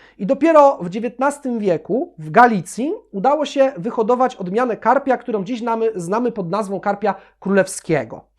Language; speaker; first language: Polish; native; Polish